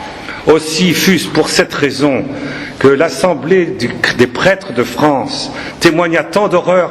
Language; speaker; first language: French; native; French